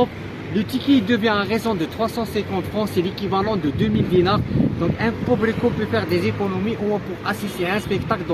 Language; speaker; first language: French; non-native, local second language; Arabic